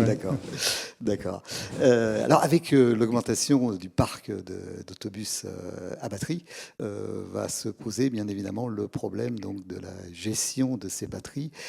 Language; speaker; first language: French; native; French